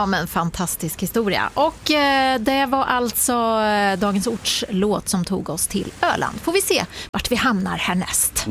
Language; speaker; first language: Swedish; native; Swedish